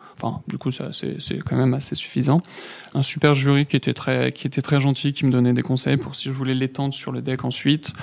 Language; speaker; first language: French; native; French